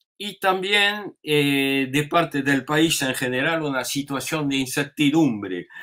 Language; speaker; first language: Spanish; non-native, fluent; French